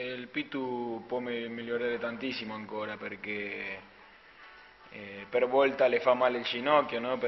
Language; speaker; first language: Italian; non-native, fluent; Spanish